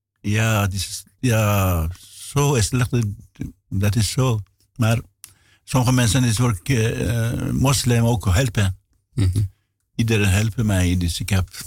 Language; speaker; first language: Dutch; non-native, learner; Persian